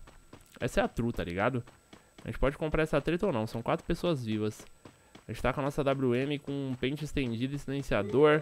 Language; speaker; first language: Portuguese; native; Portuguese